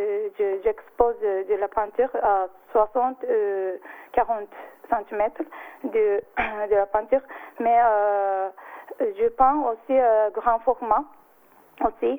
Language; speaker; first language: French; non-native, learner; Japanese